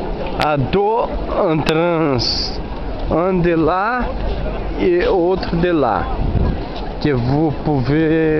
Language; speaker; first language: French; non-native, learner; Portuguese